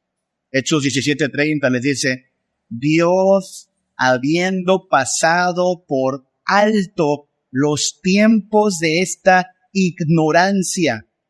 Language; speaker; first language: Spanish; native; Spanish